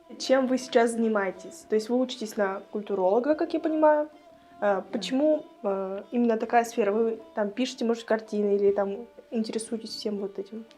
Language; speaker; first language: Russian; native; Russian